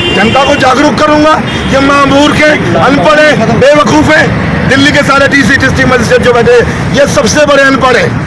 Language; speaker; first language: Hindi; native; Hindi